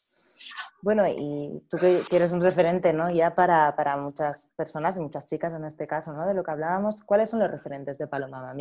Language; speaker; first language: Spanish; native; Spanish